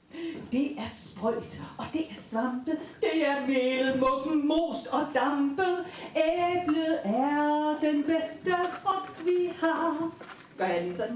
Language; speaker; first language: Danish; native; Danish